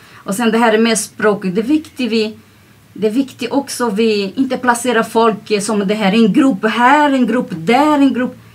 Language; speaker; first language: Swedish; non-native, fluent; Portuguese